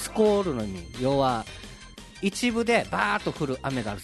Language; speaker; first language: Japanese; native; Japanese